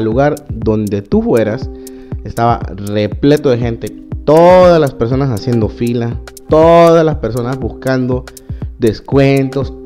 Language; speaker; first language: Spanish; native; Spanish